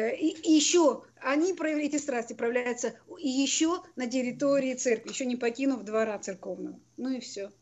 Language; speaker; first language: Russian; native; Russian